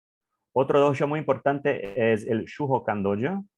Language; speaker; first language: Spanish; non-native, learner; English